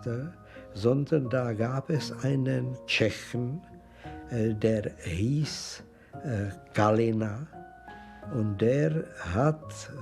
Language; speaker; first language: German; non-native, fluent; Czech